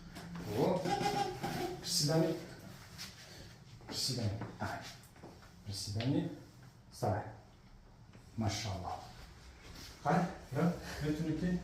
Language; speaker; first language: Russian; non-native, local second language; Tajik